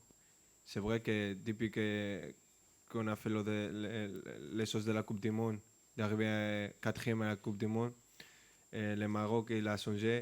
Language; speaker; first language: French; non-native, fluent; Spanish